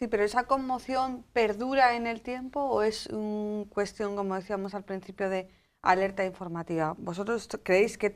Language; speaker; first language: Spanish; native; Spanish